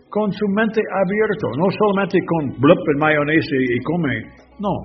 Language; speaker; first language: Spanish; non-native, learner; English